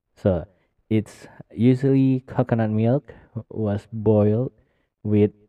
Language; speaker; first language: English; non-native, learner; Indonesian